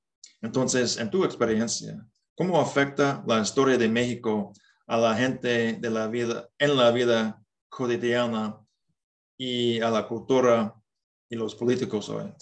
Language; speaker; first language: Spanish; non-native, fluent; English